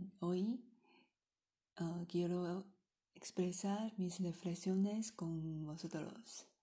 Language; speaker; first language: Spanish; non-native, learner; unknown